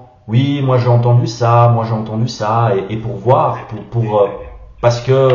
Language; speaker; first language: French; native; French